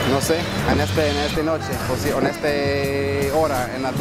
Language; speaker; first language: Spanish; non-native, learner; English